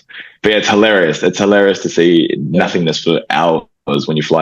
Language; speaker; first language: English; native; English